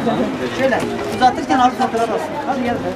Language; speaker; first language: Turkish; native; Turkish